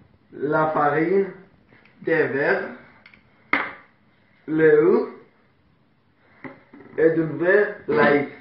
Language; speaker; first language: French; non-native, learner; Greek